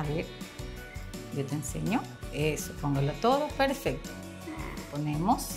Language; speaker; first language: Spanish; native; Spanish